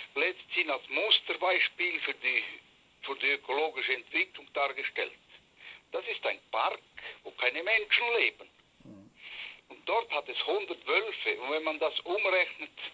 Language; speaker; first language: German; non-native, local second language; Romansh